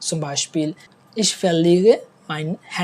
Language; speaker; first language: German; non-native, fluent; Bangla